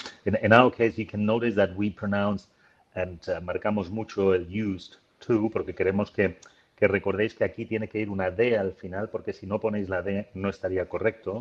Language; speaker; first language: Spanish; native; Spanish